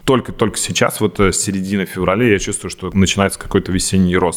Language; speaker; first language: Russian; native; Russian